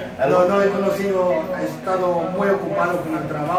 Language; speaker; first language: Spanish; non-native, fluent; Afrikaans